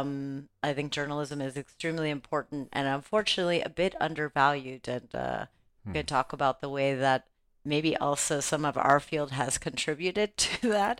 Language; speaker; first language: English; native; English